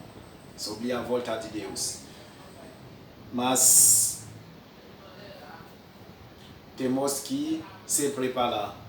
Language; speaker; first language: Portuguese; non-native, fluent; French